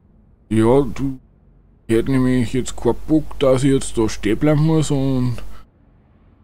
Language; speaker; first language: German; native; German